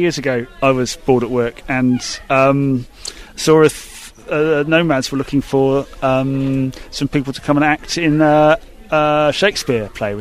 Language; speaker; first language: English; native; English